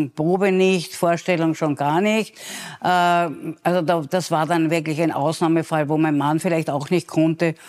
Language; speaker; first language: German; native; German